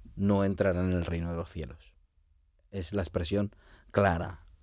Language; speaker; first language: Spanish; native; Spanish